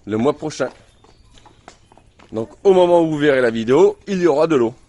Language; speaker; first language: French; native; French